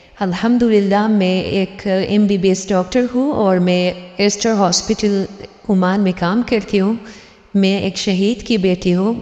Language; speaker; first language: Urdu; early bilingual, heritage; Urdu